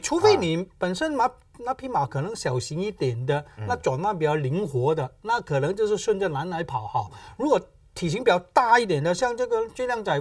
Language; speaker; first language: Chinese; native; Chinese